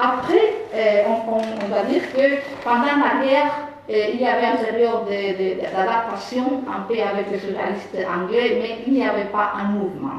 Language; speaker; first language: French; non-native, fluent; Spanish